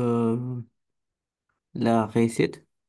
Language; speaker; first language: French; non-native, learner; Romanian